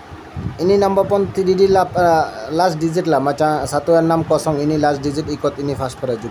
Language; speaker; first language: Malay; non-native, learner; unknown